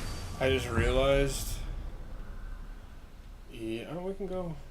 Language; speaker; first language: English; native; English